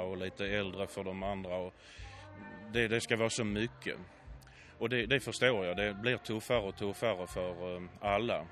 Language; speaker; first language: Swedish; native; Swedish